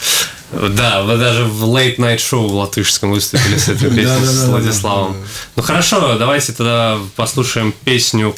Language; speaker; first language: Russian; native; Russian